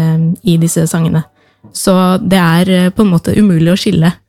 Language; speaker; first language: Norwegian; native; Norwegian